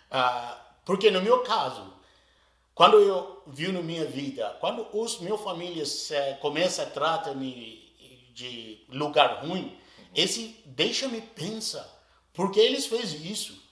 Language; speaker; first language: Portuguese; non-native, learner; Arabic